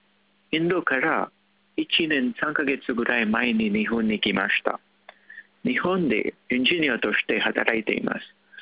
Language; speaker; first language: Japanese; non-native, learner; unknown